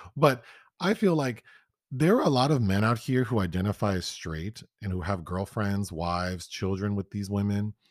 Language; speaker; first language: English; native; English